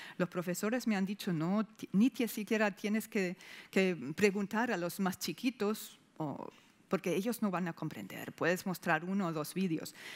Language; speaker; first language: Spanish; non-native, fluent; German